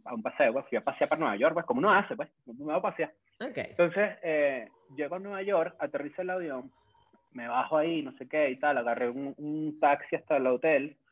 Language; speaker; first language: Spanish; native; Spanish